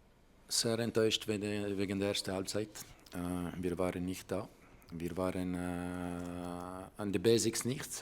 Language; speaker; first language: German; non-native, fluent; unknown